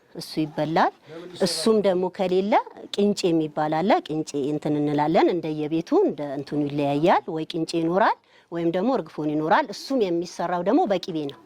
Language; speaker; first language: Amharic; non-native, local second language; Sebat Bet Gurage